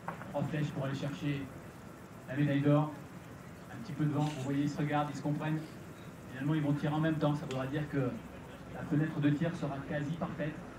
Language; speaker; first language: French; native; French